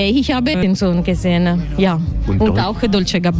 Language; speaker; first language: German; non-native, learner; Italian